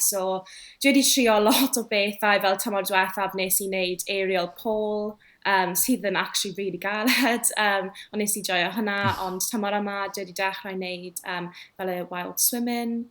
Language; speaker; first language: Welsh; non-native, local second language; English